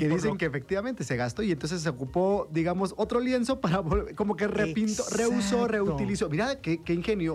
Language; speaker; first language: Spanish; native; Spanish